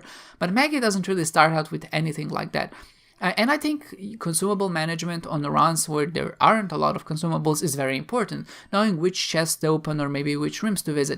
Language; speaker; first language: English; non-native, fluent; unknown